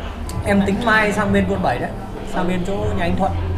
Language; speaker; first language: Vietnamese; native; Vietnamese